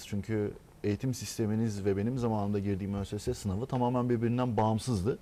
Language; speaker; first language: Turkish; native; Turkish